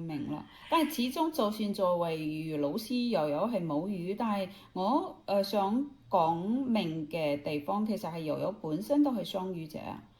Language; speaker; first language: Cantonese; non-native, local second language; Chinese